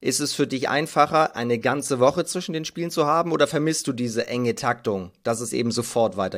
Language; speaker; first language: German; native; German